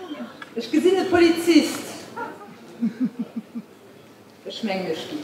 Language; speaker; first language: German; non-native, local second language; Luxembourgish